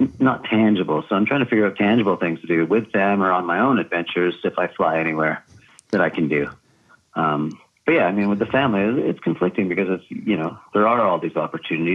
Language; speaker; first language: English; native; English